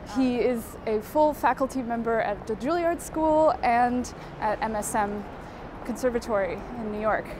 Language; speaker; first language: English; native; English